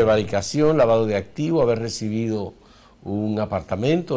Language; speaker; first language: Spanish; native; Spanish